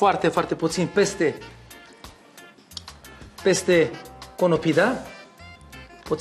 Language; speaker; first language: Romanian; non-native, learner; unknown